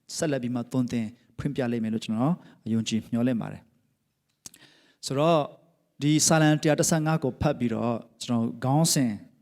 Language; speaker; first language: Burmese; non-native, local second language; Hakha Chin